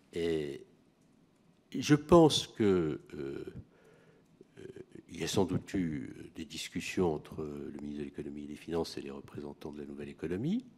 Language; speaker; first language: French; native; French